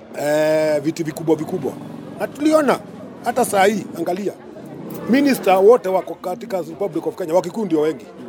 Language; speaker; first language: Swahili; non-native, local second language; Kikuyu